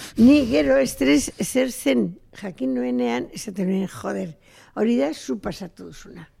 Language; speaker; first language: Basque; non-native, local second language; Spanish